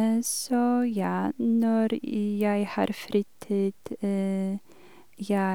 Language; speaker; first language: Norwegian; non-native, learner; Polish